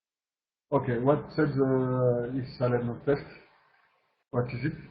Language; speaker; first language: English; non-native, learner; French